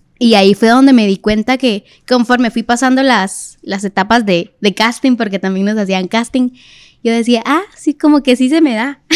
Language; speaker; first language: Spanish; native; Spanish